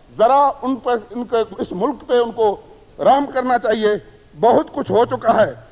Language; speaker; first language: Urdu; non-native, local second language; Sindhi